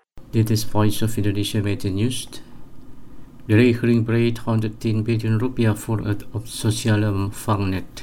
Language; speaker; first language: Dutch; non-native, learner; Indonesian